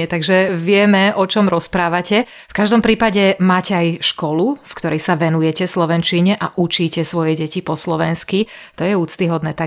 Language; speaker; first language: Slovak; native; Slovak